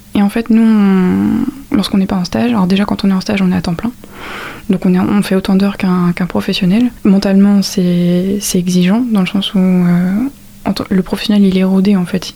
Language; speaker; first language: French; native; French